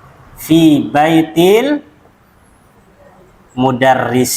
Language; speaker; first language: Arabic; non-native, fluent; Indonesian